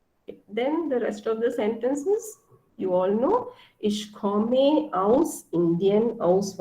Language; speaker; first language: German; non-native, fluent; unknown